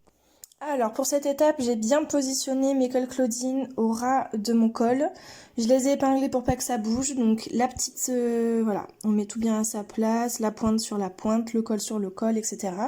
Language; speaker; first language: French; native; French